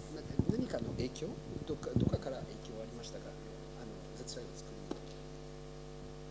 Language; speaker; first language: Japanese; non-native, learner; French